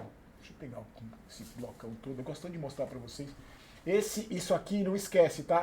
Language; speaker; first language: Portuguese; native; Portuguese